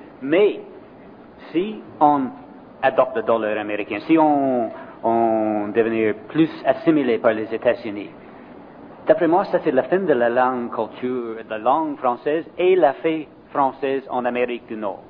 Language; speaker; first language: French; non-native, fluent; English